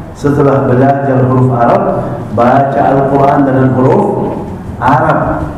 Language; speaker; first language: Malay; non-native, fluent; Arabic